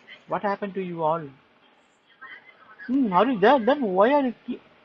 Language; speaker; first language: English; non-native, local second language; Tamil